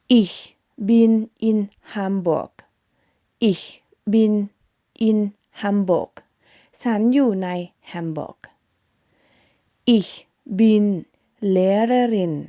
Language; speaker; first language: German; non-native, fluent; Thai